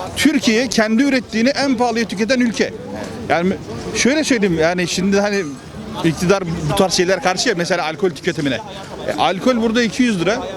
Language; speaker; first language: Turkish; native; Turkish